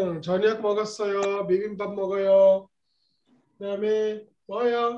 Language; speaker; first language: Korean; non-native, fluent; Bangla